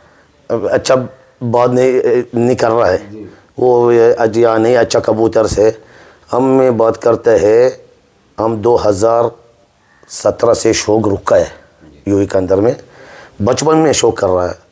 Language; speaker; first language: Hindi; non-native, learner; Arabic